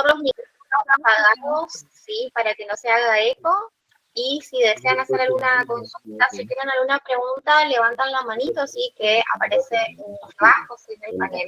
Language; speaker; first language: Spanish; native; Spanish